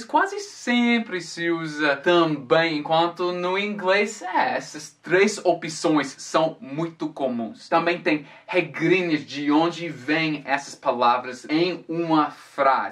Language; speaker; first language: Portuguese; non-native, fluent; English